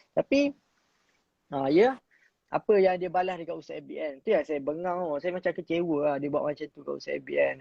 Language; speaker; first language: Malay; native; Malay